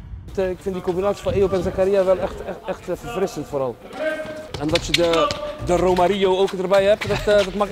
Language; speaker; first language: Dutch; native; Dutch